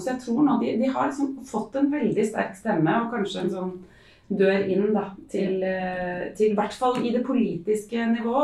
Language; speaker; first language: Norwegian; native; Norwegian